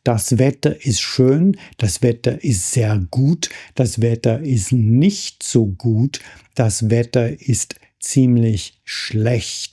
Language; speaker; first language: German; non-native, fluent; English